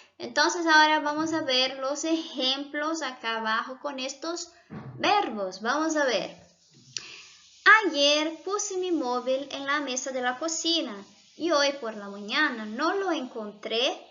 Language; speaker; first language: Spanish; non-native, fluent; Portuguese